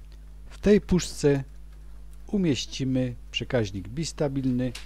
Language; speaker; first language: Polish; native; Polish